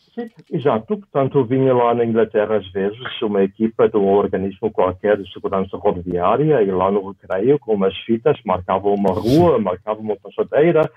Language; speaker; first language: Portuguese; non-native, fluent; German